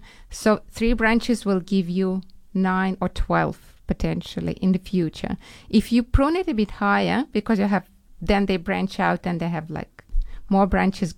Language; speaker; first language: English; non-native, fluent; Ukrainian